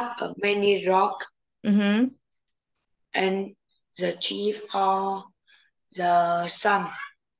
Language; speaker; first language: English; non-native, learner; Vietnamese